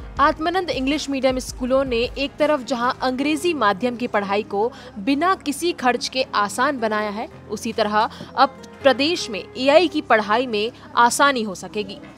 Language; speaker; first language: Hindi; native; Hindi